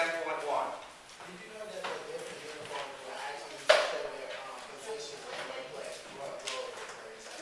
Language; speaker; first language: English; native; English